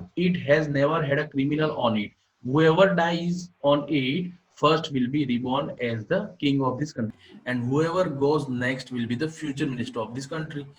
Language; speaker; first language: English; non-native, local second language; Gujarati